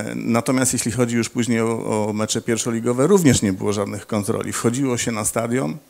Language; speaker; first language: Polish; native; Polish